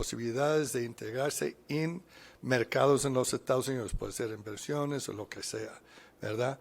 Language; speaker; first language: Spanish; non-native, fluent; English